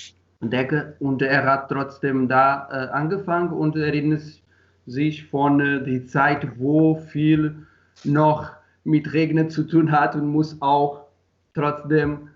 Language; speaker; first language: German; non-native, learner; Portuguese